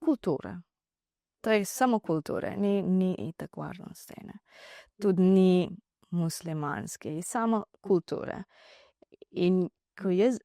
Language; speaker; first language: Slovenian; non-native, learner; Divehi